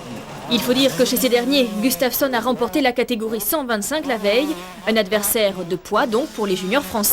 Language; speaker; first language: French; native; French